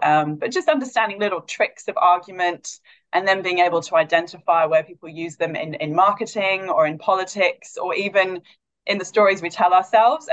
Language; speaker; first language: English; native; English